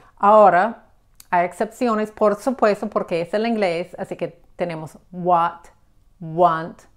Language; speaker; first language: Spanish; non-native, fluent; English